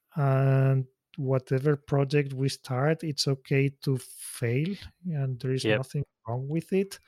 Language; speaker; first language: English; non-native, fluent; Spanish